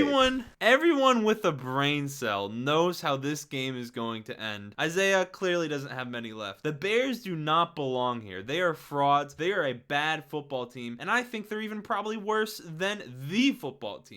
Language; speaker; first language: English; native; English